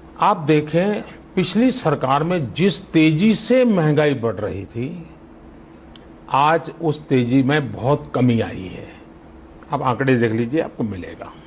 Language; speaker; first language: Hindi; non-native, local second language; Gujarati